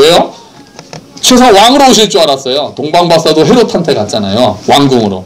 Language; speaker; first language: Korean; native; Korean